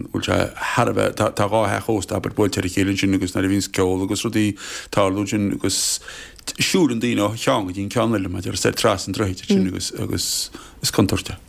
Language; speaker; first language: Irish; native; Irish